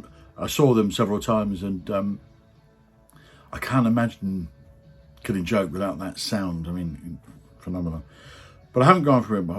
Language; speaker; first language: English; native; English